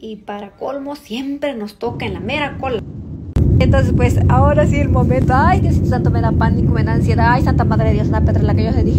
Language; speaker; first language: Spanish; native; Spanish